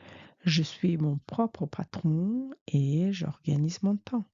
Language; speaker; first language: French; non-native, fluent; Mongolian